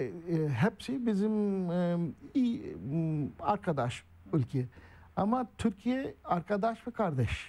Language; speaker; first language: Turkish; non-native, learner; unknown